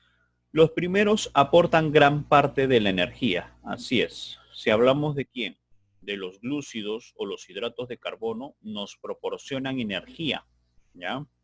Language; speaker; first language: Spanish; native; Spanish